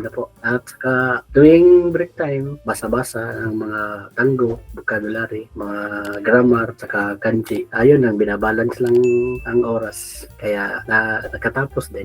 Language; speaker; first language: Filipino; non-native, local second language; Cebuano